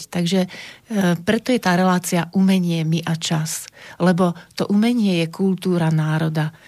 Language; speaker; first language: Slovak; native; Slovak